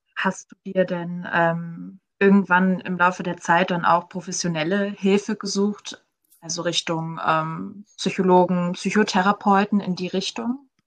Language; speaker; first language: German; native; German